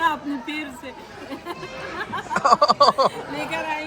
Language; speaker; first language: Hindi; non-native, fluent; Uzbek